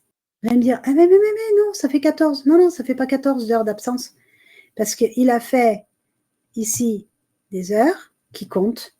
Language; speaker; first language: French; native; French